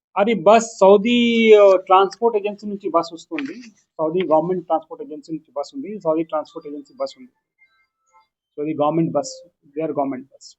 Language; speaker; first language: Telugu; non-native, local second language; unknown